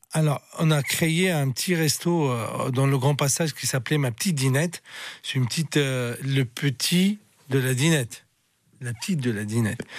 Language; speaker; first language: French; non-native, local second language; Arabic